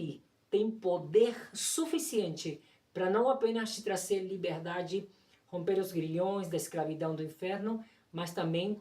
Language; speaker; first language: Portuguese; non-native, fluent; Spanish